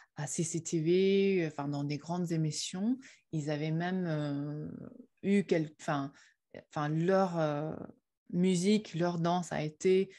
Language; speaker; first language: French; non-native, fluent; Chinese